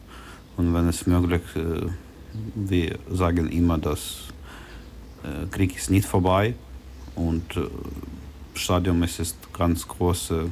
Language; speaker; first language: German; non-native, learner; Ukrainian